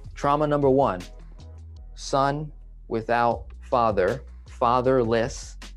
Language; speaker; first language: English; native; English